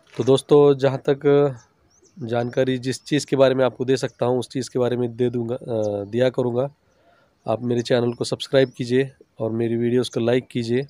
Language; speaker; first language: Hindi; non-native, local second language; Urdu